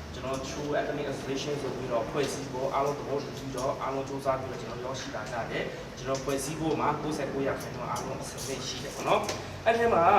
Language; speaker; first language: Burmese; non-native, local second language; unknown